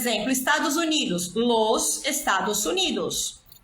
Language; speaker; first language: Spanish; non-native, fluent; Portuguese